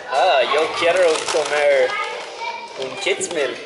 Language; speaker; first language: Spanish; non-native, learner; English